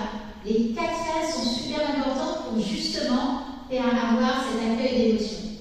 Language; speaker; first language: French; native; French